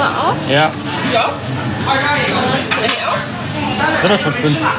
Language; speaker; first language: German; native; German